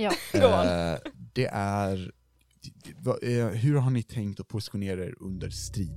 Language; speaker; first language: Swedish; native; Swedish